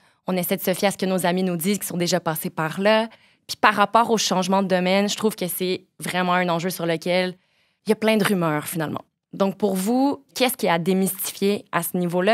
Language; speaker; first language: French; native; French